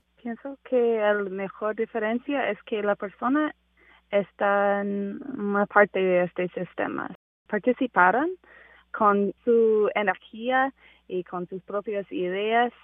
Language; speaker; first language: Spanish; non-native, fluent; English